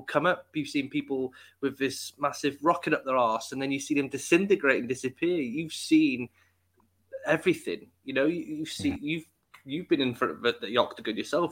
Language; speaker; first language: English; native; English